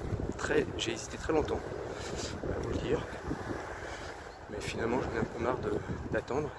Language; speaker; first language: French; native; French